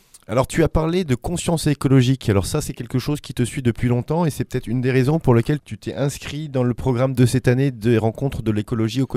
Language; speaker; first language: French; native; French